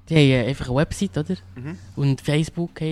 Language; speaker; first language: German; non-native, learner; French